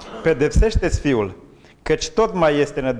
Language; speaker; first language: Romanian; native; Romanian